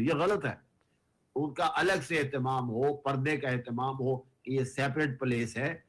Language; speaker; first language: Urdu; native; Urdu